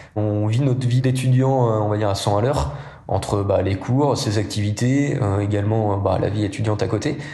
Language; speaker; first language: French; native; French